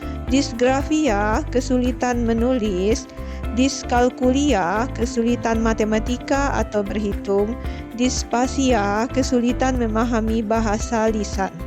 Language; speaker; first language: Indonesian; native; Indonesian